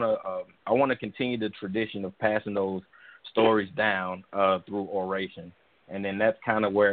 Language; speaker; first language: English; native; English